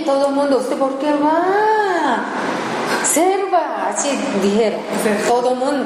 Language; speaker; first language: Spanish; non-native, learner; Japanese